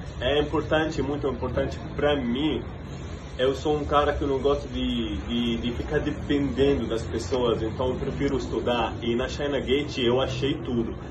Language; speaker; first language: Portuguese; non-native, fluent; Arabic